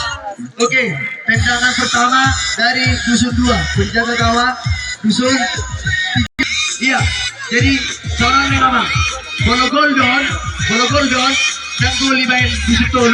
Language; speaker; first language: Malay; non-native, local second language; Batak Toba